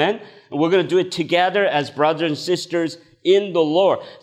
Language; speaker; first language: English; non-native, fluent; Korean